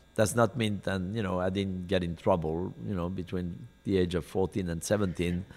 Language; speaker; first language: English; non-native, fluent; French